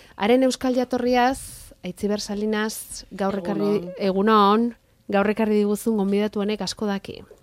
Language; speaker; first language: Basque; native; Basque